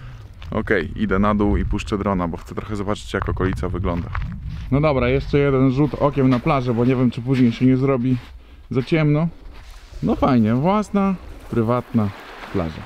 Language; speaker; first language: Polish; native; Polish